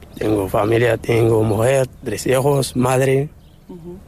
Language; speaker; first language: Spanish; non-native, learner; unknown